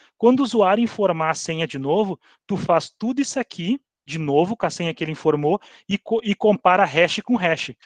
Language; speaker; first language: Portuguese; native; Portuguese